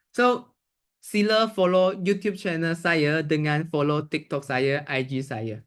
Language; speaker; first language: Malay; non-native, local second language; Chinese